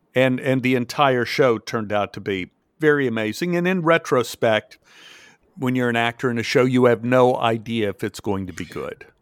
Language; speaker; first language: English; native; English